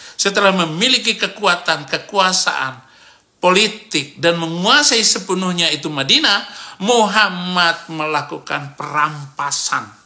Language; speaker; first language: Indonesian; native; Indonesian